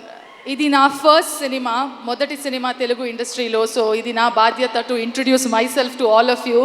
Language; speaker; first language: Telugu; non-native, learner; Kannada